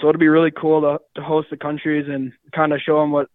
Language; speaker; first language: English; native; English